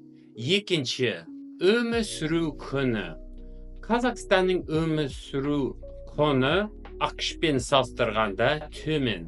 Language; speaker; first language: Kazakh; non-native, fluent; English